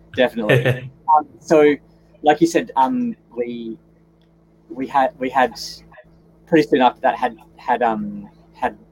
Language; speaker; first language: English; native; English